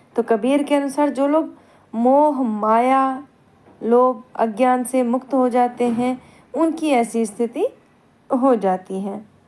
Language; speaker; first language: Hindi; native; Hindi